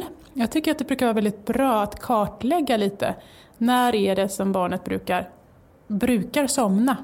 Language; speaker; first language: Swedish; native; Swedish